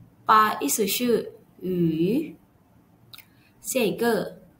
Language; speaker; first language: Chinese; non-native, learner; Thai